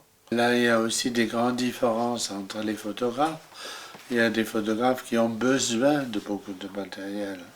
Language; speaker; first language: French; non-native, fluent; German